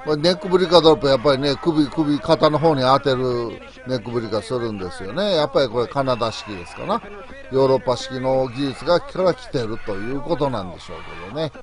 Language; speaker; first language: Japanese; native; Japanese